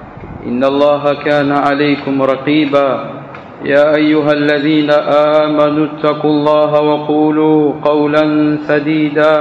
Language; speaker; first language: Arabic; non-native, fluent; Swahili